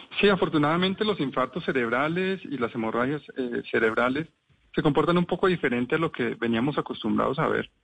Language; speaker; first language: Spanish; native; Spanish